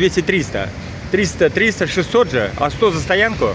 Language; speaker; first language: Russian; non-native, local second language; Uzbek